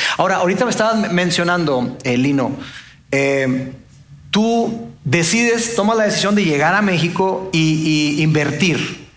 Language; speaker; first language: Spanish; native; Spanish